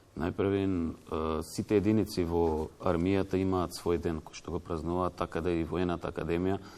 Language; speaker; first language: Macedonian; native; Macedonian